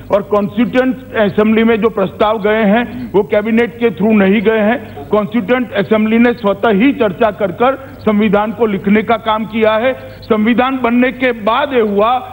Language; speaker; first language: Hindi; native; Hindi